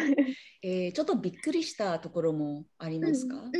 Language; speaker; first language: Japanese; non-native, learner; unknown